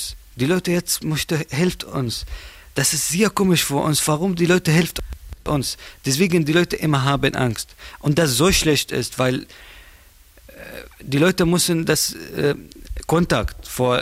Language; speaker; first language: German; non-native, learner; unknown